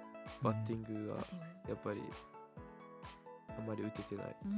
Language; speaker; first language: Japanese; native; Japanese